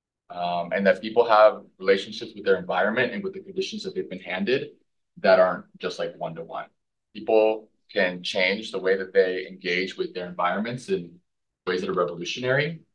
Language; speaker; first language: English; native; English